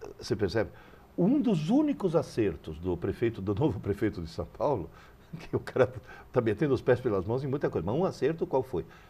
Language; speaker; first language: Portuguese; early bilingual, other home language; Italian